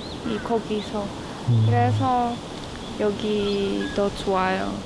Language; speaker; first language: Korean; non-native, learner; Polish